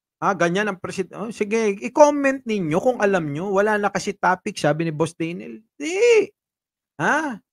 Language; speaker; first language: Filipino; native; Filipino